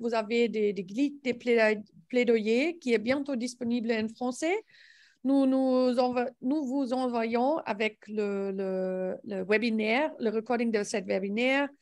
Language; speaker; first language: French; non-native, learner; English